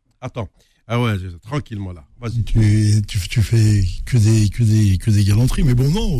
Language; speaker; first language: French; native; French